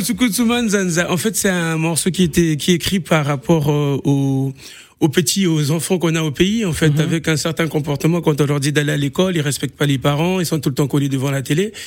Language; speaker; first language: French; non-native, local second language; Lingala